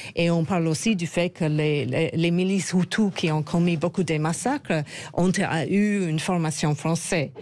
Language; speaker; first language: French; non-native, fluent; English